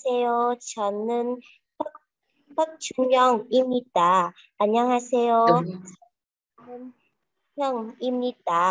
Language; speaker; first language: Korean; non-native, learner; Vietnamese